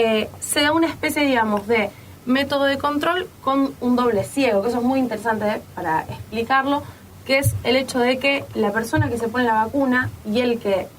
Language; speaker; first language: Spanish; native; Spanish